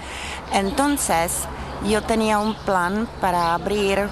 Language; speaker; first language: Spanish; non-native, learner; Czech